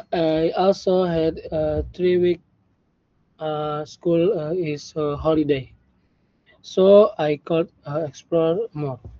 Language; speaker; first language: English; non-native, learner; Indonesian